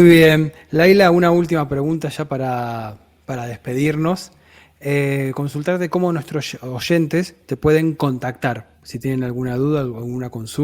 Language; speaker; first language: Spanish; native; Spanish